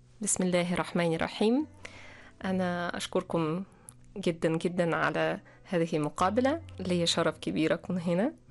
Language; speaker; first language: Arabic; non-native, fluent; Russian